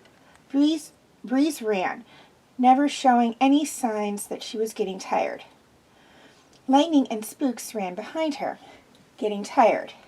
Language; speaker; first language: English; native; English